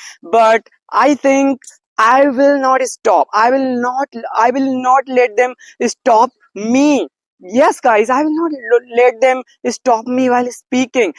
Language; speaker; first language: English; non-native, learner; Hindi